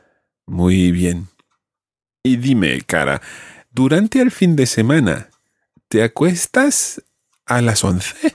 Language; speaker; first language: Spanish; non-native, fluent; English